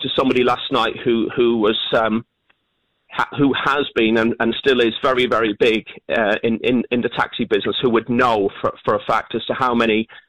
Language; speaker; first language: English; native; English